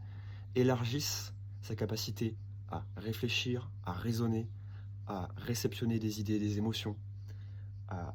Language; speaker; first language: French; native; French